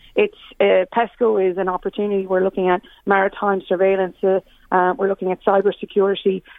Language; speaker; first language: English; native; English